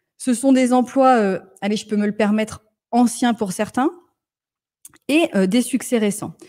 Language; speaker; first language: French; native; French